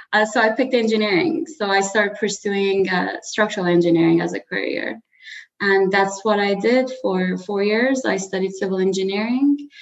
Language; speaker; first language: English; early bilingual, other home language; Persian